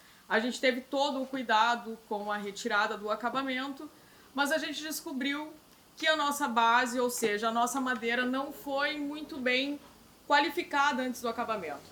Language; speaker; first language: Portuguese; native; Portuguese